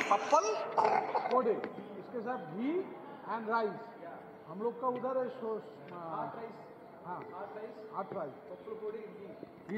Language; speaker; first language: Hindi; non-native, local second language; Bangla